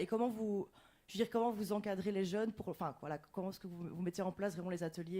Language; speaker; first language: French; native; French